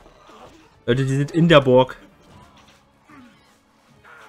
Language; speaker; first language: German; native; German